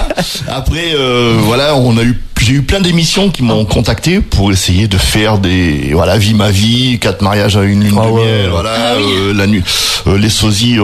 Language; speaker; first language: French; native; French